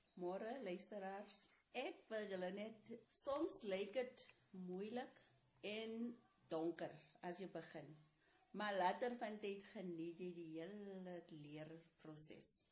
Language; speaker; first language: Afrikaans; non-native, local second language; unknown